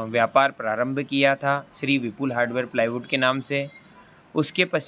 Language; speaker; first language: Hindi; native; Hindi